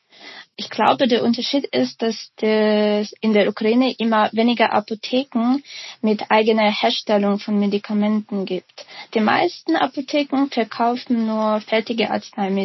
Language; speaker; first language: German; non-native, fluent; Ukrainian